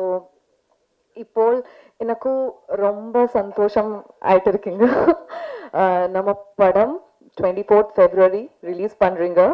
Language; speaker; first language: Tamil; non-native, learner; Malayalam